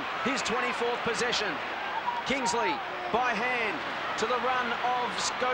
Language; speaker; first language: English; native; English